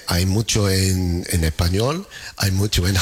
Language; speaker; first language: Spanish; non-native, fluent; English